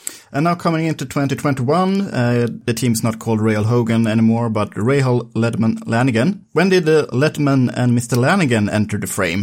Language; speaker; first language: English; non-native, fluent; Swedish